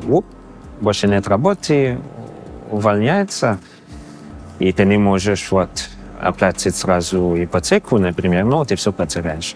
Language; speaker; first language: Russian; non-native, fluent; English